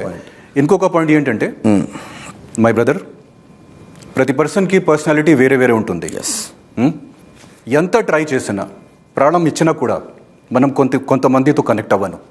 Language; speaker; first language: Telugu; non-native, fluent; Hindi